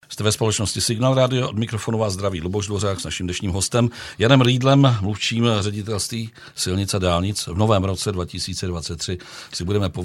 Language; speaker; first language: Czech; native; Czech